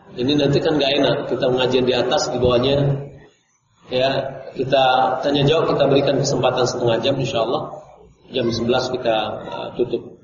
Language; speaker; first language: Indonesian; non-native, local second language; Minangkabau